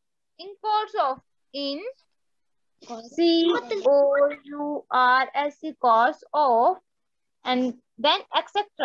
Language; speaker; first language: English; non-native, local second language; Hindi